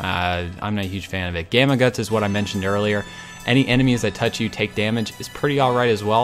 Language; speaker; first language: English; native; English